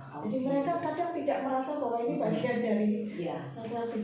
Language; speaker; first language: Indonesian; native; Indonesian